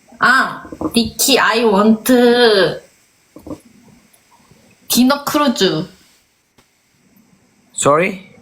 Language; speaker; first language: English; non-native, learner; Korean